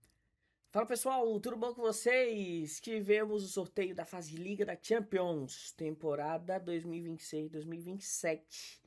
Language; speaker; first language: Portuguese; native; Portuguese